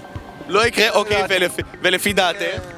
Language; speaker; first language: Hebrew; native; Hebrew